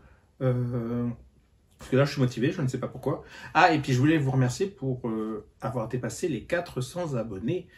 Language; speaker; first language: French; native; French